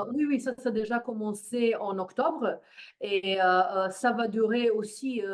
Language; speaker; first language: French; non-native, fluent; Slovenian